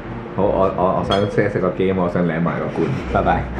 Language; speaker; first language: Chinese; native; Chinese